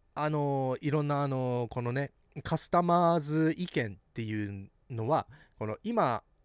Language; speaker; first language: Japanese; early bilingual, heritage; Japanese